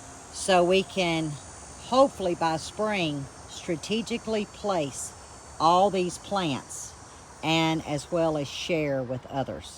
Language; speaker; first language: English; native; English